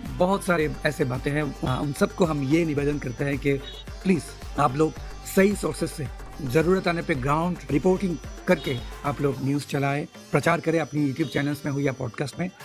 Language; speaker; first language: Hindi; non-native, fluent; Bangla